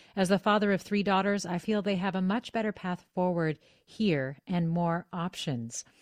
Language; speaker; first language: English; native; English